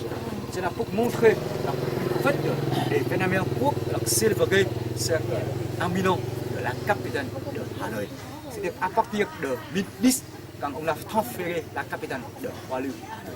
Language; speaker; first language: French; non-native, fluent; Vietnamese